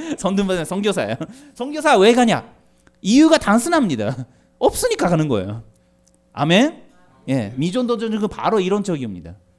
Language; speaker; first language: Korean; non-native, fluent; Japanese